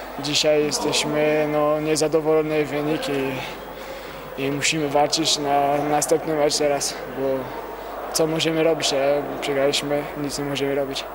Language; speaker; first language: Polish; non-native, learner; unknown